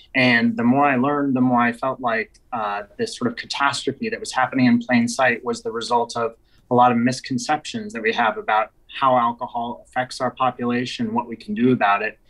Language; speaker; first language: English; native; English